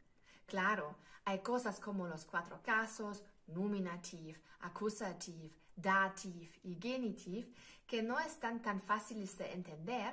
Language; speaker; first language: Spanish; non-native, fluent; German